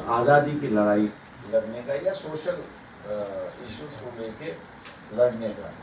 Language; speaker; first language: Hindi; non-native, local second language; Marathi